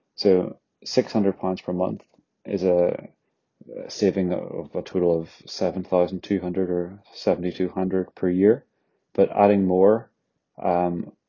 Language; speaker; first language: English; native; English